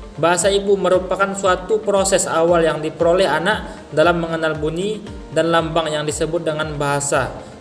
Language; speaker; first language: Indonesian; non-native, local second language; Minangkabau